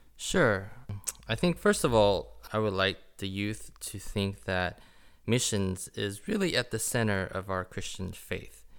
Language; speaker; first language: English; early bilingual, other home language; Chinese